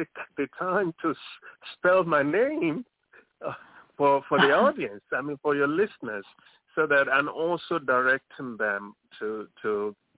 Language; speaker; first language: English; non-native, local second language; Yoruba